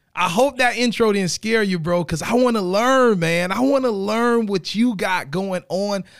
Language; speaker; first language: English; native; English